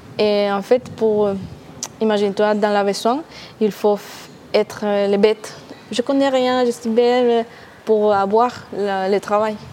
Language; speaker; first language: French; non-native, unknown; Spanish